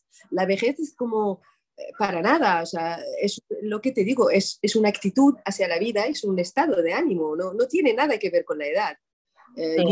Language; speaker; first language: Spanish; non-native, fluent; Arabic